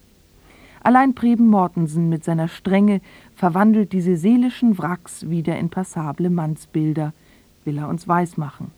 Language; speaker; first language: German; native; German